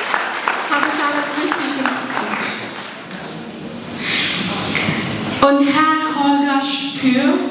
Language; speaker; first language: German; non-native, fluent; Kurdish